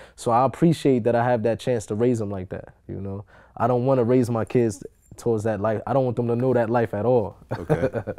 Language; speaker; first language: English; native; English